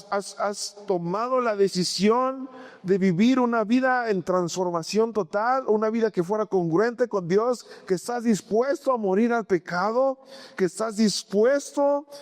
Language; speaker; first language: Spanish; native; Spanish